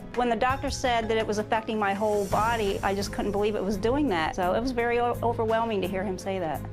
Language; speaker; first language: English; native; English